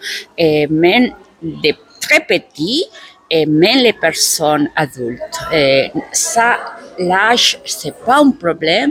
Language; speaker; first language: French; non-native, learner; Spanish